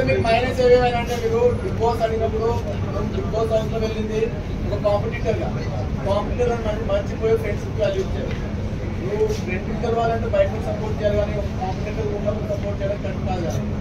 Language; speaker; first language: Telugu; native; Telugu